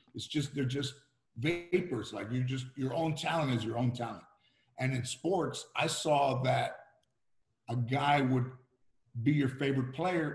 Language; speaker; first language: English; early bilingual, other home language; Spanish